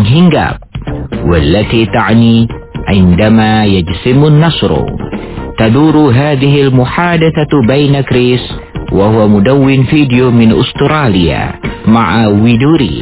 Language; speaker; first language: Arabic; non-native, fluent; Indonesian